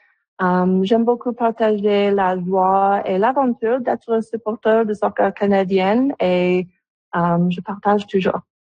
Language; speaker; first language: French; non-native, local second language; English